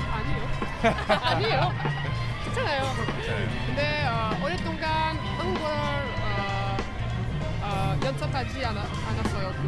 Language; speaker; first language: Korean; non-native, learner; French